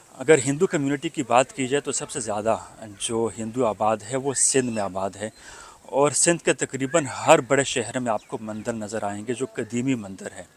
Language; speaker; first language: Urdu; native; Urdu